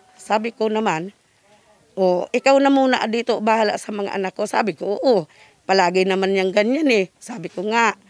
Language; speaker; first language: Filipino; non-native, local second language; Bikol